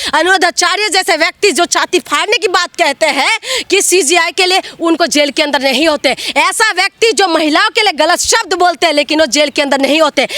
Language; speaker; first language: Hindi; non-native, local second language; Assamese